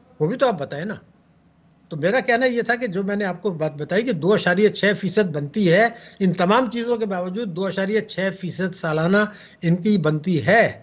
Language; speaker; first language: Urdu; native; Urdu